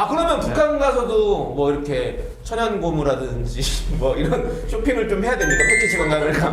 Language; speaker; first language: Korean; native; Korean